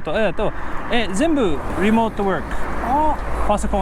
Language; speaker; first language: Japanese; non-native, learner; English